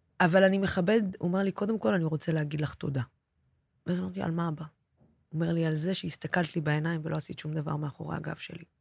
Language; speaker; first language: Hebrew; non-native, local second language; Arabic